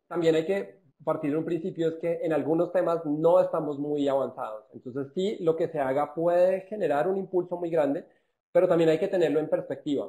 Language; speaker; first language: Spanish; native; Spanish